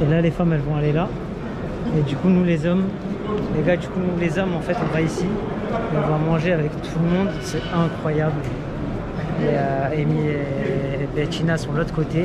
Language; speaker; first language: French; native; French